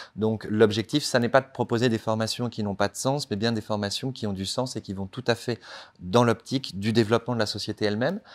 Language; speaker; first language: French; native; French